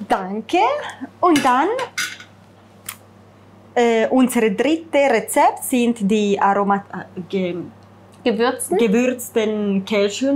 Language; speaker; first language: German; non-native, fluent; Italian